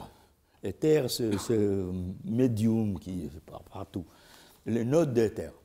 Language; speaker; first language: French; non-native, learner; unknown